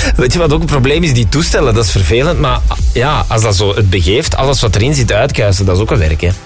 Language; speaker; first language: Dutch; native; Dutch